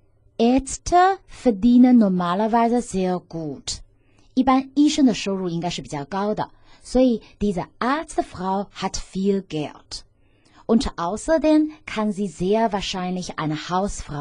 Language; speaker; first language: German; non-native, fluent; Chinese